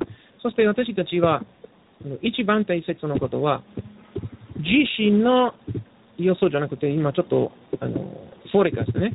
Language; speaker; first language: Japanese; non-native, learner; Italian